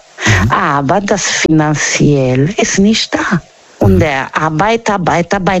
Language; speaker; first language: German; non-native, learner; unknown